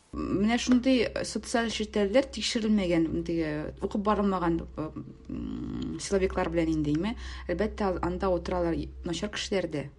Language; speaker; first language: Tatar; native; Tatar